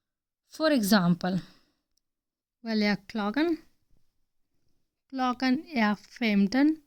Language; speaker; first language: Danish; non-native, fluent; Hindi